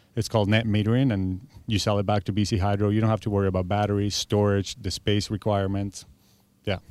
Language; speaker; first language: English; early bilingual, other home language; Spanish